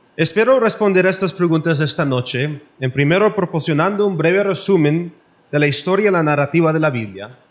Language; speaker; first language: Spanish; non-native, learner; English